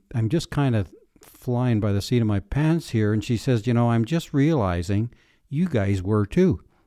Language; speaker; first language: English; native; English